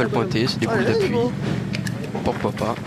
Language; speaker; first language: French; native; French